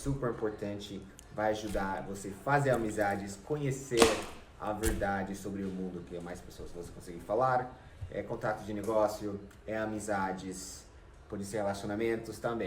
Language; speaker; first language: Portuguese; non-native, fluent; English